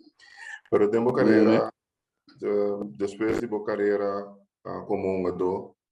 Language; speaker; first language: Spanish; non-native, local second language; Papiamento